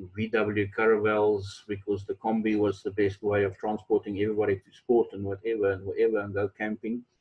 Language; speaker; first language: English; non-native, local second language; Afrikaans